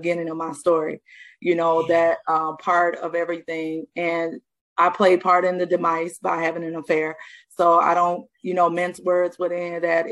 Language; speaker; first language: English; native; English